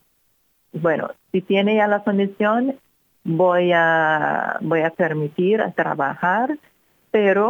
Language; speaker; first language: Spanish; non-native, fluent; English